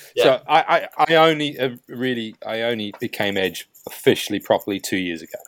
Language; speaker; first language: English; native; English